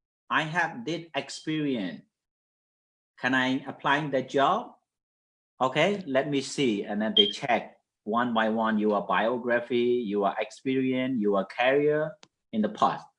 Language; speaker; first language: English; non-native, fluent; Mon